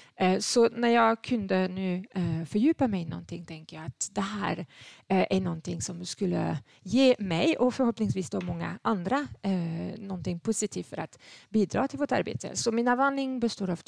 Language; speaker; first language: Swedish; non-native, fluent; French